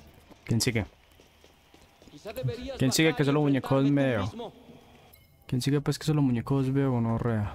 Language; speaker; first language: Spanish; native; Spanish